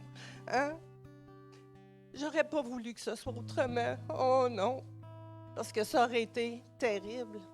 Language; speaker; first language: French; native; French